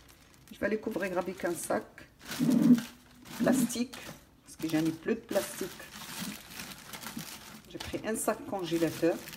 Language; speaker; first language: French; non-native, local second language; Arabic